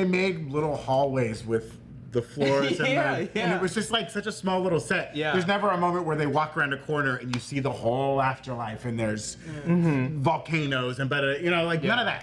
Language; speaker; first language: English; native; English